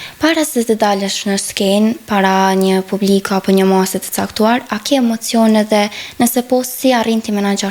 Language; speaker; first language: Albanian; native; Albanian